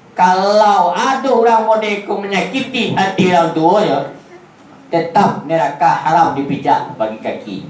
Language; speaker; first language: Malay; non-native, local second language; Minangkabau